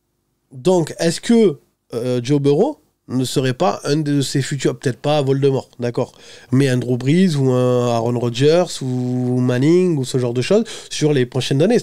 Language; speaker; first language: French; native; French